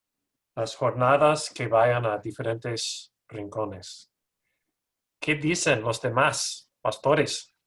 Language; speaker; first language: Spanish; non-native, learner; English